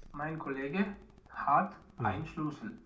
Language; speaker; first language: German; non-native, learner; Romanian